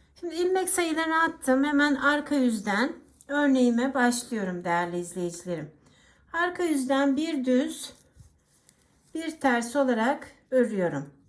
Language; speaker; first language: Turkish; native; Turkish